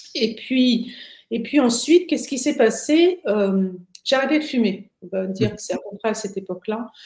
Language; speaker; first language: French; native; French